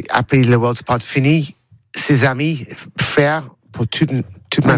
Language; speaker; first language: French; non-native, learner; English